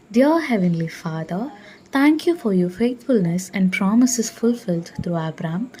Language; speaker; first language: English; non-native, local second language; Tamil